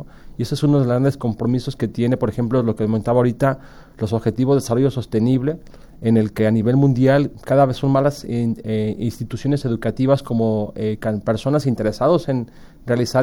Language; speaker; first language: Spanish; native; Spanish